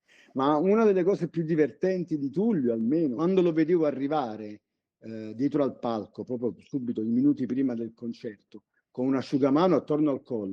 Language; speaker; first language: Italian; native; Italian